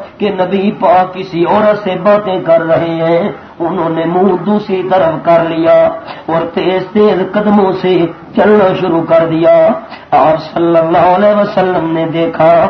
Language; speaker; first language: Urdu; non-native, local second language; Pashto